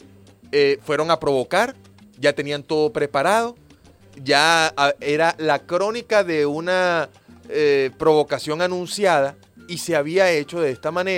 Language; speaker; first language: Spanish; native; Spanish